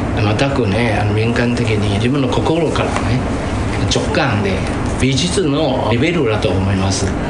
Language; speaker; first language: Japanese; non-native, fluent; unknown